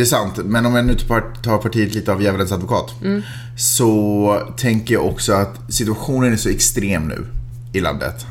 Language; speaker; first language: Swedish; native; Swedish